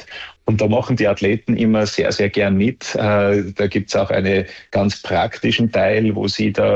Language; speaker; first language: German; native; German